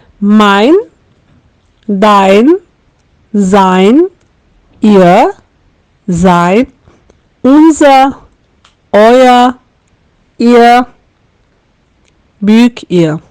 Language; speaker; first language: German; non-native, fluent; Turkish